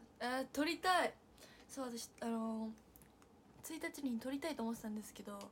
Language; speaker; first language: Japanese; native; Japanese